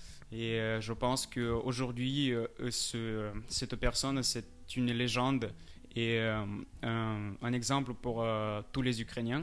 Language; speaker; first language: French; non-native, fluent; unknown